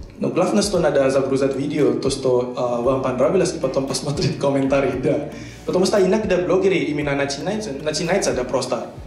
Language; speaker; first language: Russian; non-native, learner; Indonesian